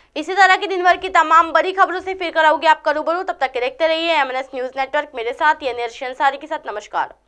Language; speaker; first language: Hindi; native; Hindi